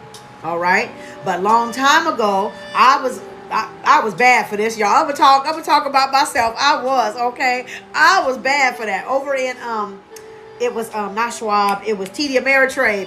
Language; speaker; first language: English; native; English